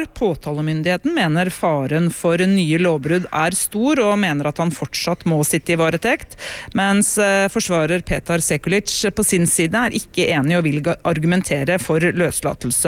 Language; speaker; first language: Norwegian; native; Norwegian